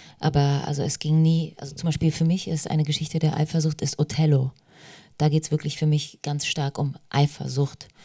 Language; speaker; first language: German; early bilingual, other home language; Polish